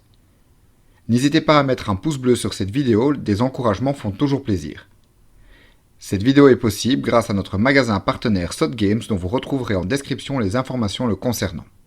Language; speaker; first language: French; native; French